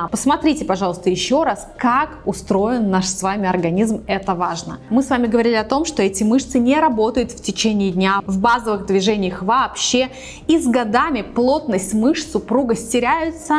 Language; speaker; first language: Russian; native; Russian